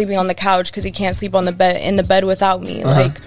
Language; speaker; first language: English; native; English